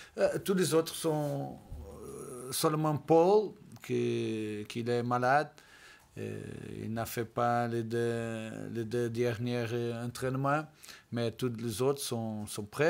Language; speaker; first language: French; non-native, learner; Portuguese